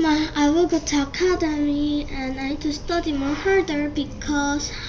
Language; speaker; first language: English; non-native, fluent; Korean